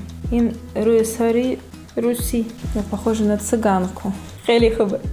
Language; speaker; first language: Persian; non-native, learner; Russian